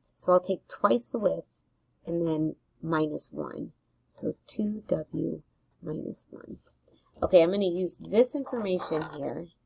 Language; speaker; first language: English; native; English